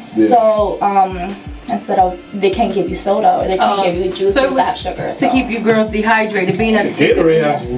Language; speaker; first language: English; native; English